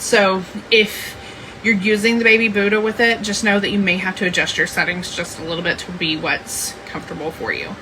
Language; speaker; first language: English; native; English